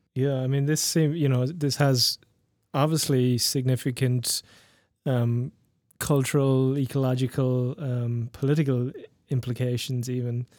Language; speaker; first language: English; native; English